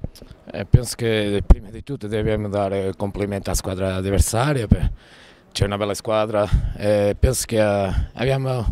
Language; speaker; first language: Italian; non-native, fluent; Portuguese